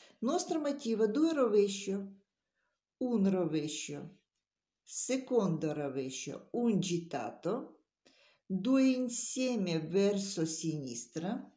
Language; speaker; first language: Italian; non-native, learner; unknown